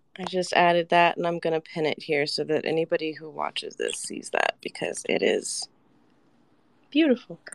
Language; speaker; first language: English; native; English